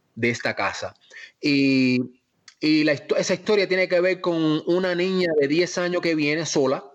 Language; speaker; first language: Spanish; early bilingual, heritage; Spanish